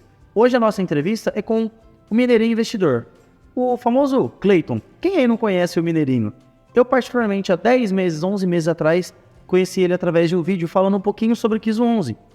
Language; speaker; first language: Portuguese; native; Portuguese